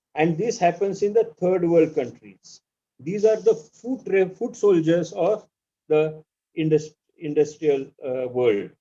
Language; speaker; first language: English; non-native, local second language; Marathi